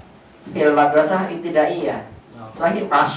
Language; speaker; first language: Arabic; non-native, fluent; Indonesian